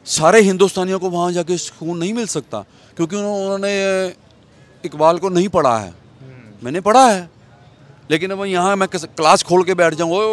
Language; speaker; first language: Hindi; native; Hindi